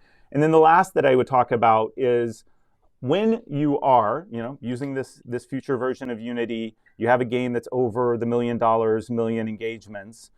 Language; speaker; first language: English; native; English